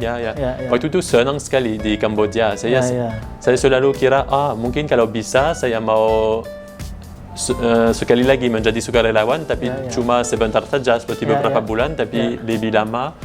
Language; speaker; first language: Indonesian; non-native, fluent; French